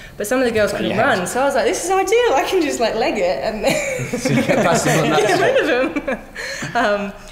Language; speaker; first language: English; native; English